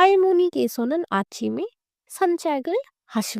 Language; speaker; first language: Korean; non-native, fluent; Hindi